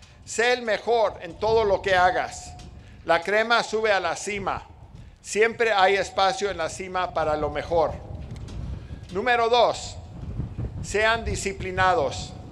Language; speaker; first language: Spanish; native; Spanish